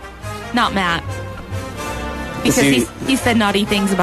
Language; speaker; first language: English; native; English